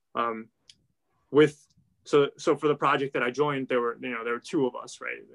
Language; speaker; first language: English; native; English